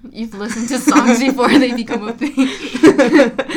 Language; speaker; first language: English; early bilingual, other home language; Spanish